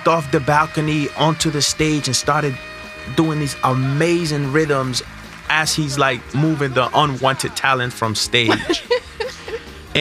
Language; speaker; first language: English; non-native, fluent; Spanish